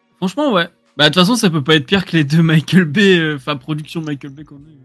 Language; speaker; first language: French; native; French